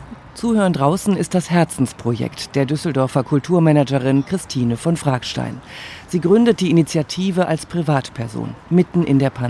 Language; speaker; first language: German; native; German